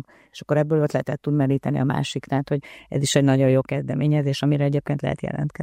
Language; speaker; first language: Hungarian; native; Hungarian